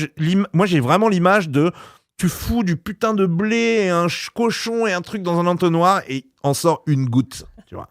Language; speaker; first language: French; native; French